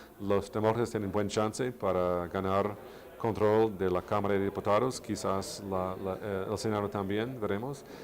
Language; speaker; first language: Spanish; non-native, fluent; English